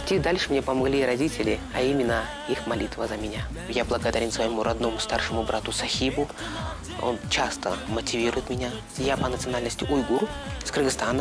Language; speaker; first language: Russian; non-native, local second language; Uyghur